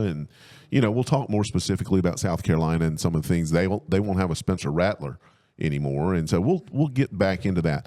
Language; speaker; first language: English; native; English